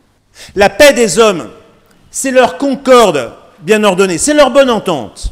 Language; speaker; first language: French; native; French